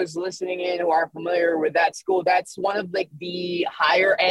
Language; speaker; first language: English; early bilingual, other home language; Filipino